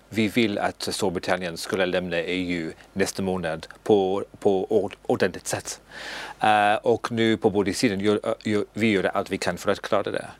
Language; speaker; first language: Swedish; non-native, learner; English